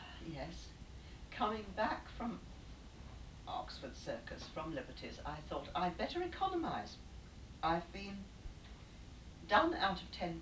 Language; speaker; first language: English; native; English